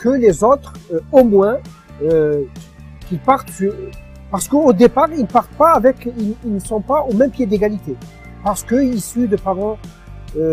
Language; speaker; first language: French; non-native, local second language; Arabic